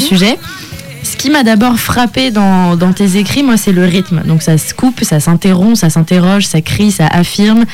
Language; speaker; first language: French; native; French